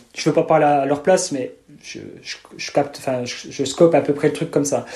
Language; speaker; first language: French; native; French